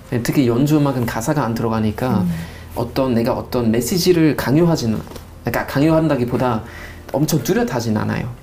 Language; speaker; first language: Korean; non-native, fluent; German